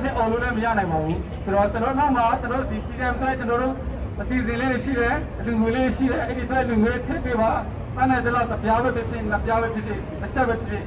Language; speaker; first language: Burmese; non-native, local second language; Kachin